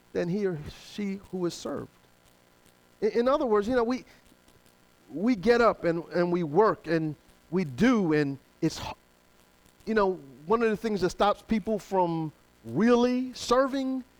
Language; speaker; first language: English; native; English